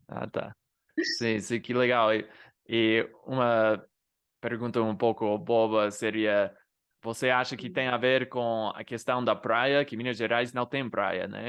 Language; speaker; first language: Portuguese; non-native, fluent; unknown